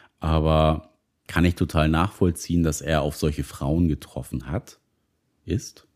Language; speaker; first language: German; native; German